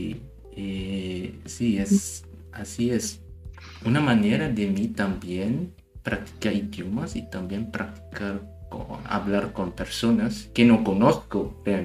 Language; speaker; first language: Spanish; non-native, learner; German